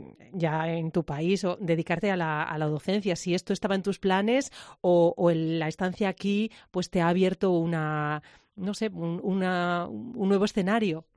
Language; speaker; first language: Spanish; native; Spanish